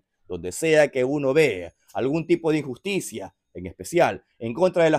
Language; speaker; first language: Spanish; native; Spanish